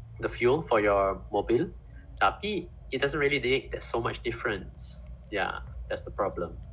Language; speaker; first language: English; non-native, fluent; Indonesian